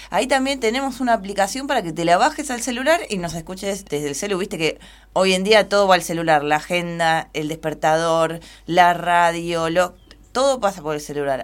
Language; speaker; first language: Spanish; native; Spanish